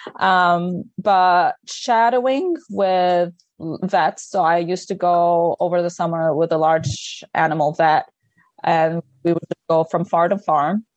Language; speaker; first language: English; non-native, fluent; Arabic